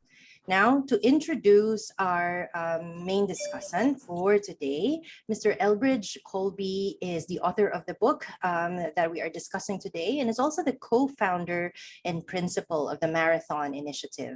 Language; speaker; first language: English; non-native, local second language; Filipino